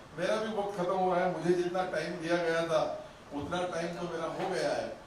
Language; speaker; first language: Hindi; non-native, local second language; Urdu